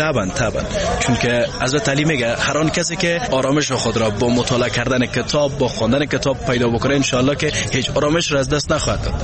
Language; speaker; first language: Persian; native; Persian